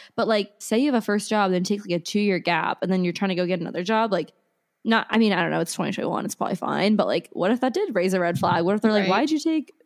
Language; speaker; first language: English; native; English